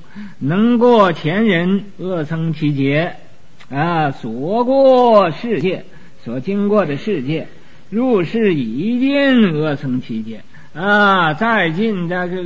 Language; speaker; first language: Chinese; native; Chinese